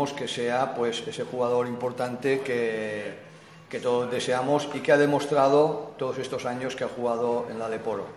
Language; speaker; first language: Spanish; non-native, local second language; Catalan